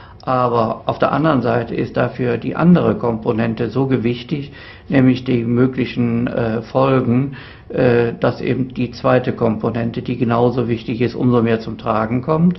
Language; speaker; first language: German; native; German